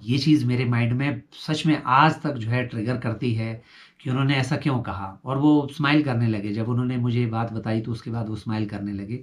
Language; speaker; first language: Hindi; native; Hindi